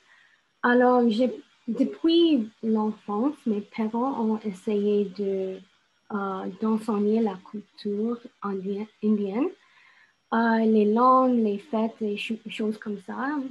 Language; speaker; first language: French; non-native, local second language; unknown